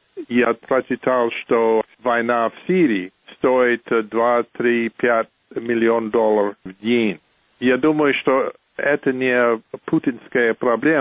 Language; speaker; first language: Russian; non-native, fluent; English